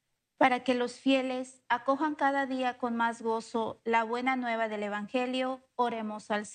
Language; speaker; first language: Spanish; native; Spanish